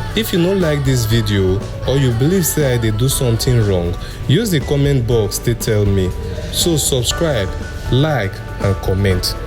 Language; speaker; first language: Nigerian Pidgin; native; Nigerian Pidgin